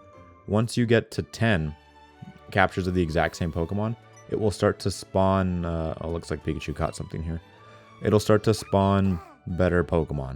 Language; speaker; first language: English; native; English